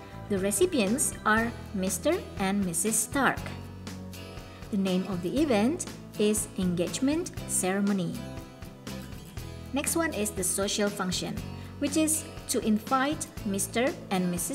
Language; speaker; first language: English; non-native, fluent; Indonesian